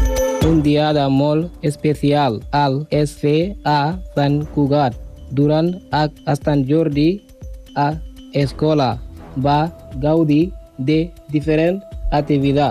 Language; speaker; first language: Catalan; non-native, learner; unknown